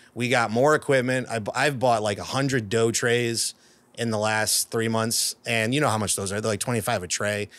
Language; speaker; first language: English; native; English